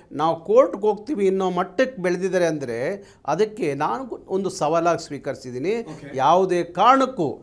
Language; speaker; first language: Kannada; native; Kannada